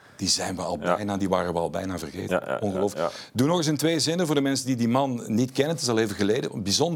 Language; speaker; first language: Dutch; native; Dutch